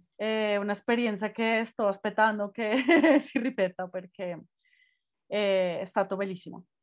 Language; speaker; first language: Italian; non-native, fluent; Spanish